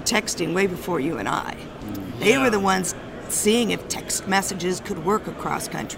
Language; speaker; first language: English; native; English